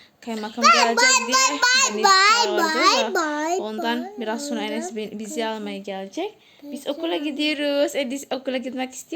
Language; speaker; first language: Turkish; non-native, fluent; Indonesian